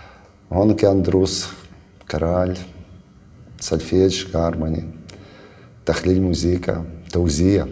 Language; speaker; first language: Arabic; non-native, learner; Russian